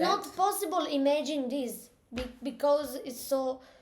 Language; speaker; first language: English; non-native, learner; Italian